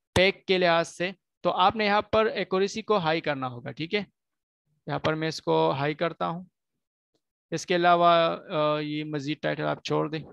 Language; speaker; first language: Urdu; non-native, local second language; Punjabi